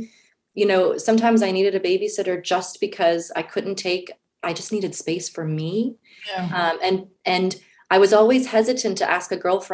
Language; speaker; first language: English; native; English